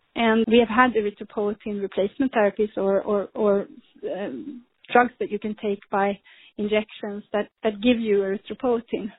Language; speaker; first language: English; non-native, fluent; Swedish